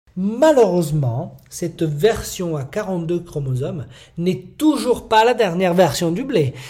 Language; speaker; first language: French; non-native, fluent; Italian